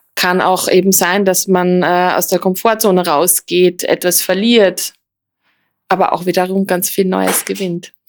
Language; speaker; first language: German; native; German